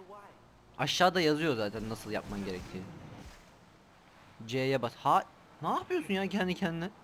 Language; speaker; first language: Turkish; native; Turkish